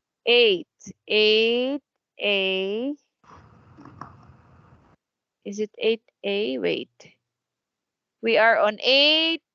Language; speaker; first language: English; non-native, fluent; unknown